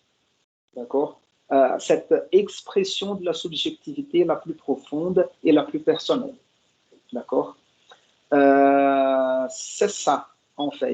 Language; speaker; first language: French; non-native, fluent; Portuguese